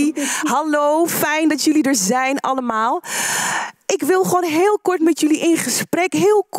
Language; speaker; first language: Dutch; native; Dutch